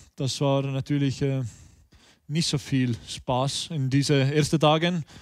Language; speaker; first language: German; non-native, learner; Estonian